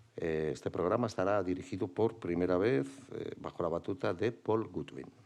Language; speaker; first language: Spanish; native; Spanish